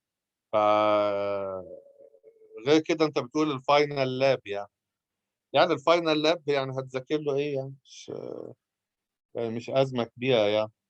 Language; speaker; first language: Arabic; native; Arabic